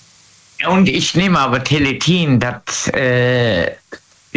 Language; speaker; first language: German; native; German